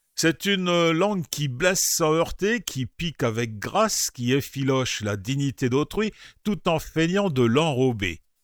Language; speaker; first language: French; native; French